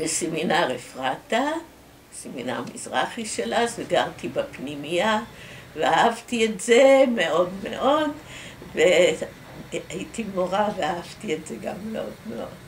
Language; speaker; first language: Hebrew; early bilingual, other home language; Dutch